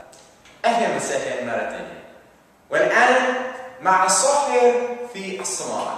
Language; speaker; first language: Arabic; non-native, learner; English